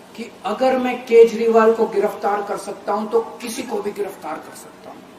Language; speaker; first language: Hindi; native; Hindi